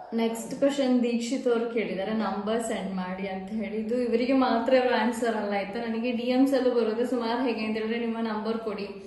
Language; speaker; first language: Kannada; non-native, local second language; Malayalam